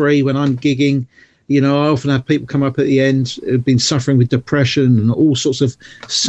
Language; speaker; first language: English; native; English